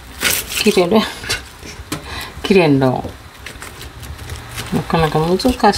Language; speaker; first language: Japanese; native; Japanese